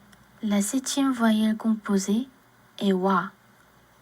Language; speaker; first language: French; non-native, learner; Korean